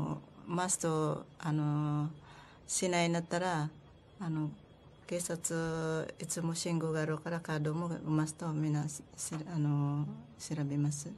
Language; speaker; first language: Japanese; non-native, learner; Filipino